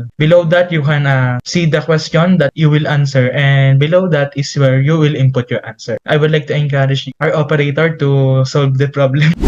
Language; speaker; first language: English; non-native, local second language; Filipino